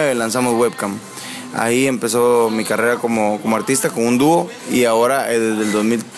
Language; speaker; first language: Spanish; native; Spanish